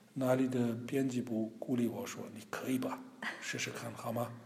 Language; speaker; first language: Chinese; non-native, fluent; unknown